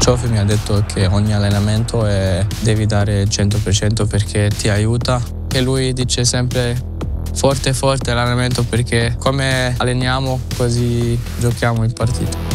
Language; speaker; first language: Italian; non-native, learner; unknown